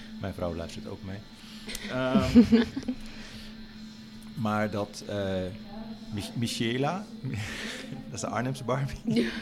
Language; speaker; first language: Dutch; native; Dutch